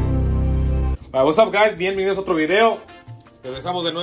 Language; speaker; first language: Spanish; early bilingual, heritage; Spanish